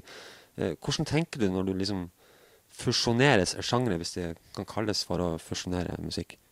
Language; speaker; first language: Norwegian; native; Norwegian